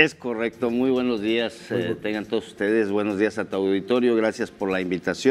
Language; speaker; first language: Spanish; native; Spanish